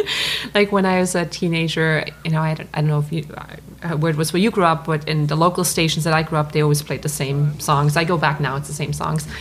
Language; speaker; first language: English; non-native, fluent; German